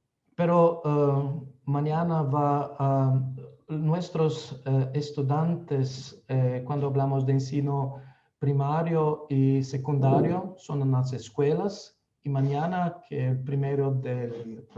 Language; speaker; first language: Spanish; non-native, fluent; Slovenian